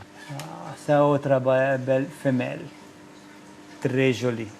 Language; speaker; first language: French; non-native, fluent; Italian